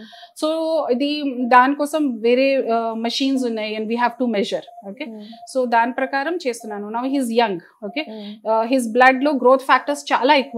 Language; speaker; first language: Telugu; non-native, fluent; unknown